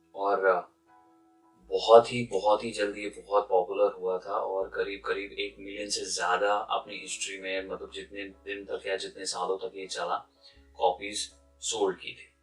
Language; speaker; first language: Urdu; non-native, local second language; Kashmiri